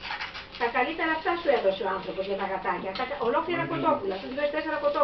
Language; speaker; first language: Greek; native; Greek